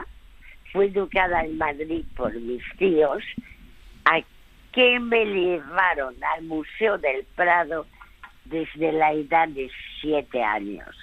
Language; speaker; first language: Spanish; early bilingual, other home language; French